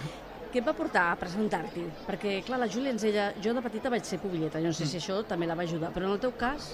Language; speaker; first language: Catalan; native; Catalan